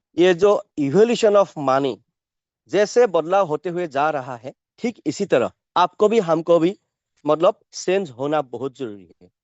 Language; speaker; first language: Hindi; non-native, local second language; Assamese